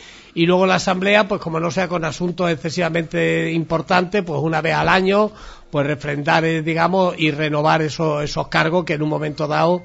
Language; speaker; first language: Spanish; native; Spanish